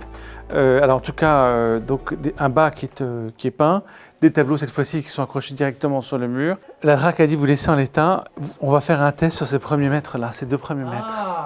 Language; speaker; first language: French; native; French